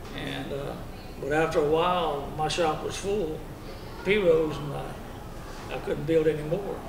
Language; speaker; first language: English; native; English